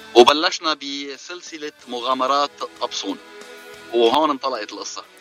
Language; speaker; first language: Arabic; native; Arabic